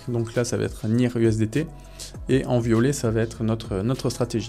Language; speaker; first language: French; native; French